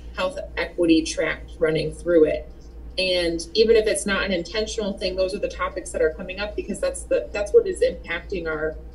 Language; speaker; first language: English; native; English